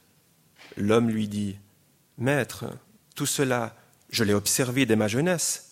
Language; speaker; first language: French; native; French